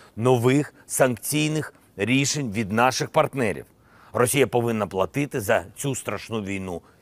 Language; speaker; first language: Ukrainian; non-native, local second language; Russian